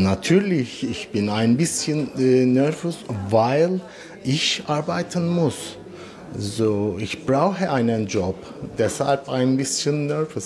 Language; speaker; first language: German; non-native, learner; Turkish